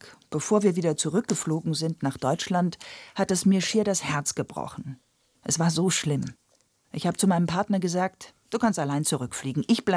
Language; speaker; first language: German; native; German